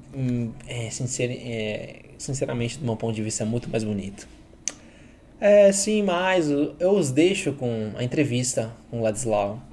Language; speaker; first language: Portuguese; early bilingual, other home language; Spanish